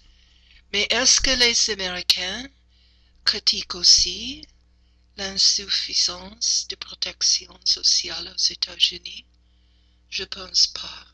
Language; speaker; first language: French; non-native, learner; English